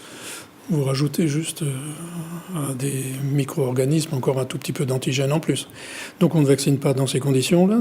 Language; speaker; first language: French; native; French